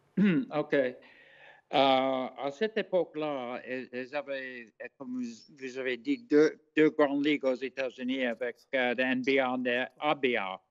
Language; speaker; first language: French; non-native, fluent; English